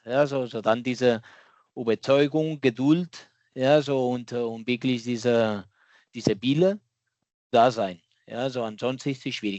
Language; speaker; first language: German; non-native, fluent; Catalan